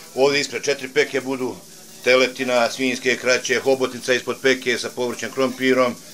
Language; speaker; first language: Serbian; native; Serbian